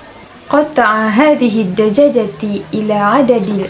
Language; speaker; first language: Arabic; non-native, learner; Malay